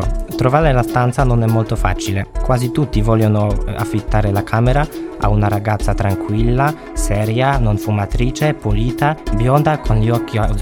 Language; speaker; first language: Italian; non-native, fluent; Polish